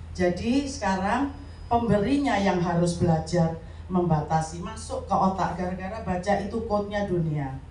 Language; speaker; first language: Indonesian; native; Indonesian